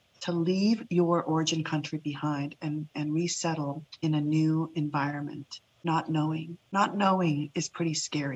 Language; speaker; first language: English; early bilingual, other home language; Lao